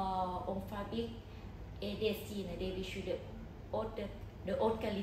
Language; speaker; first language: French; non-native, fluent; Thai